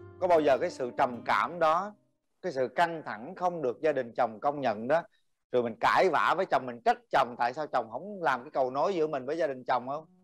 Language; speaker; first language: Vietnamese; native; Vietnamese